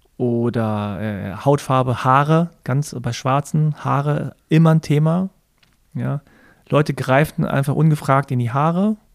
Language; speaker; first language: German; native; German